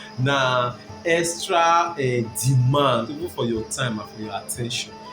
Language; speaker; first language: Nigerian Pidgin; non-native, local second language; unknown